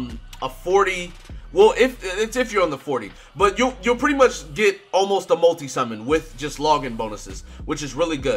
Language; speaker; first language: English; native; English